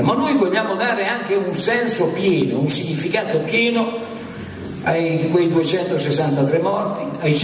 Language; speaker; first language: Italian; native; Italian